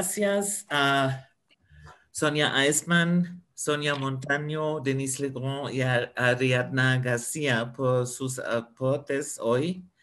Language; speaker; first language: Spanish; non-native, fluent; German